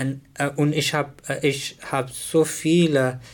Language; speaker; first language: German; non-native, learner; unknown